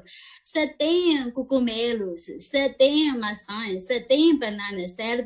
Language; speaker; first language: Portuguese; non-native, fluent; Chinese